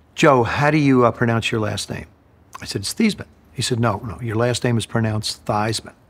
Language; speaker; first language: English; native; English